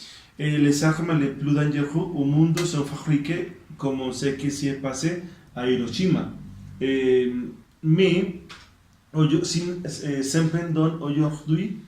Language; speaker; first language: French; non-native, learner; Spanish